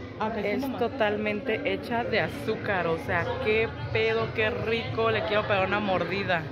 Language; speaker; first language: Spanish; native; Spanish